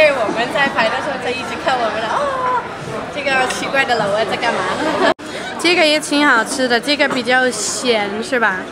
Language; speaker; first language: Chinese; non-native, fluent; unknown